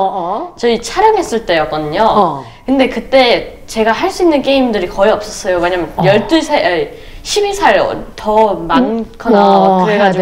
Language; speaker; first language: Korean; early bilingual, other home language; English